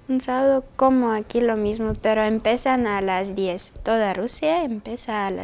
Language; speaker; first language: Spanish; non-native, learner; Russian